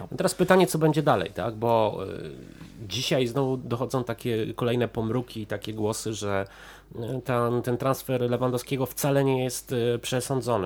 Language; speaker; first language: Polish; native; Polish